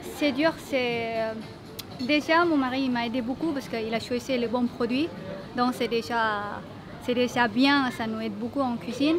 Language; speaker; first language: French; non-native, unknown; Thai